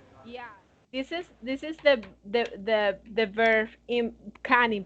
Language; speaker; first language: English; non-native, fluent; Spanish